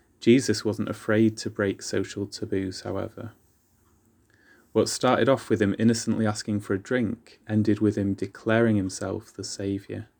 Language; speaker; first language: English; native; English